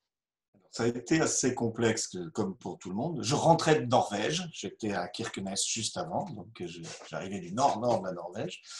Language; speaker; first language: French; native; French